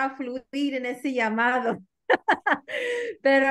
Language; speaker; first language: Spanish; early bilingual, heritage; Spanish